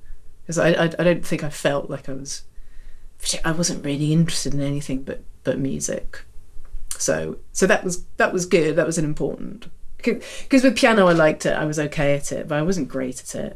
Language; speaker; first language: English; native; English